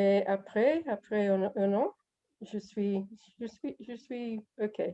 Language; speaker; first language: French; non-native, learner; English